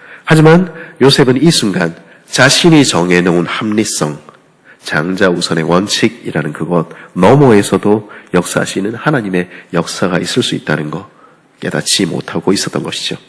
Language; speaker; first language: Korean; native; Korean